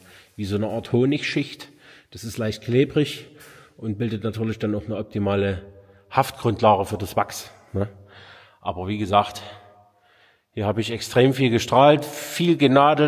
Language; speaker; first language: German; native; German